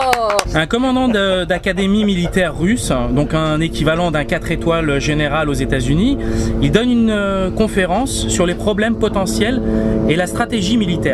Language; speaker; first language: French; native; French